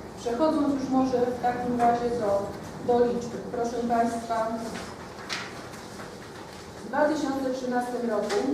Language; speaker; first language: Polish; native; Polish